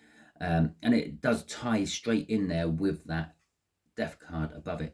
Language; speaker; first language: English; native; English